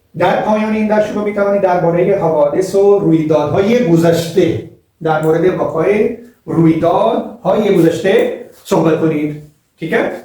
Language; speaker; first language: Persian; non-native, fluent; Urdu